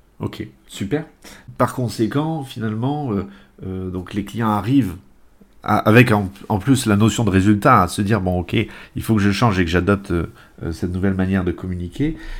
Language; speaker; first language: French; native; French